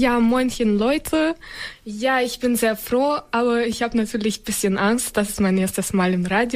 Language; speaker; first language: German; non-native, fluent; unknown